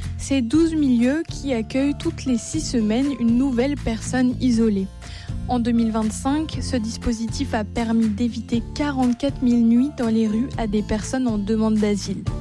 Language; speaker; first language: French; native; French